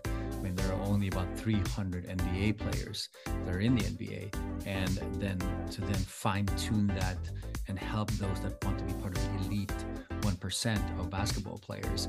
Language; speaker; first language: English; non-native, local second language; Filipino